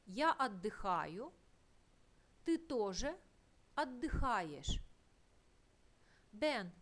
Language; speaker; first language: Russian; non-native, fluent; Turkish